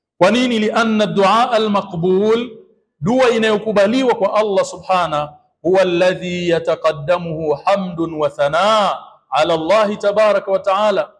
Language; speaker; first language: Swahili; native; Swahili